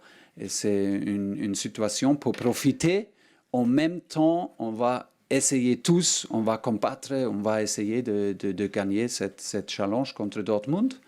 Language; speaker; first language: French; non-native, learner; German